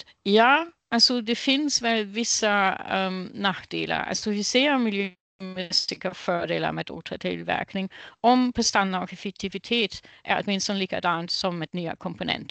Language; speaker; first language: Swedish; non-native, fluent; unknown